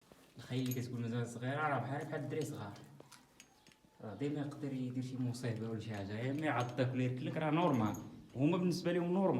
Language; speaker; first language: Arabic; native; Arabic